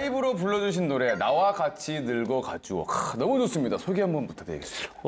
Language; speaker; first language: Korean; native; Korean